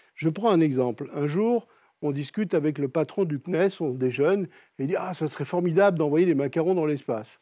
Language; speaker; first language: French; native; French